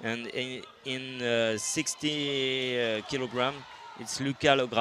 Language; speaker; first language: English; non-native, learner; French